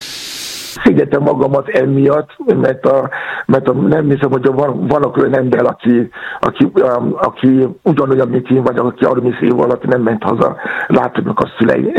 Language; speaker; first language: Hungarian; non-native, learner; Yoruba